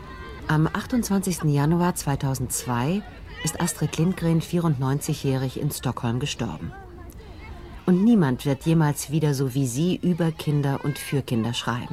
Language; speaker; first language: German; native; German